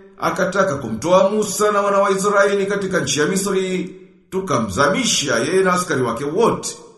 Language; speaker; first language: Swahili; native; Swahili